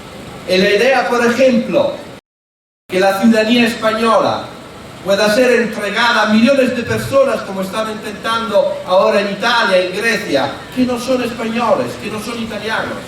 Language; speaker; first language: Spanish; non-native, fluent; Italian